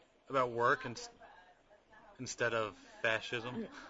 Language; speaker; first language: English; native; English